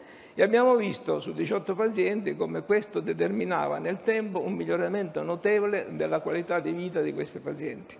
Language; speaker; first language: Italian; native; Italian